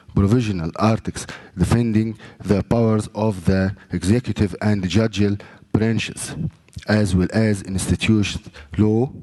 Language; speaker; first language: English; non-native, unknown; Arabic